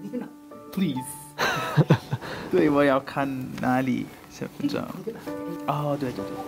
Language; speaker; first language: Chinese; non-native, learner; English